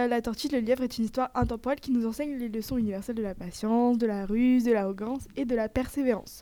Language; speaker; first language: French; native; French